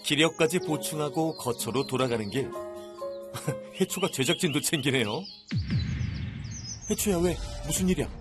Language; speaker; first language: Korean; native; Korean